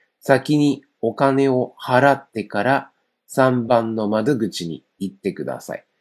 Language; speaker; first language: Japanese; non-native, fluent; Chinese